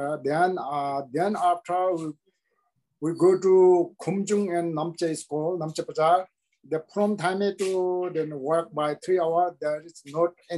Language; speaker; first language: English; non-native, local second language; Sherpa